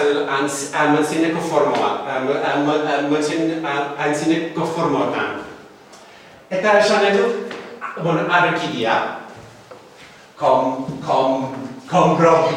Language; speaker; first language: Basque; non-native, fluent; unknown